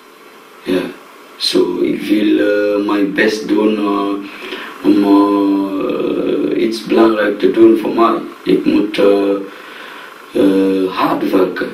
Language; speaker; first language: Dutch; non-native, learner; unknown